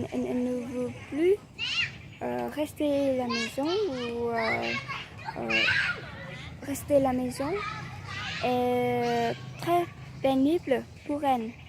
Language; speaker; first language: French; non-native, learner; Vietnamese